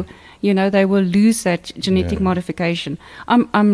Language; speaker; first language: English; non-native, local second language; Afrikaans